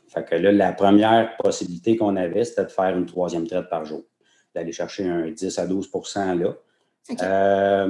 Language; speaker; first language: French; native; French